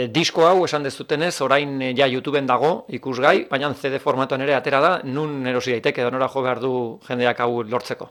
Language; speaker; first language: Basque; native; Basque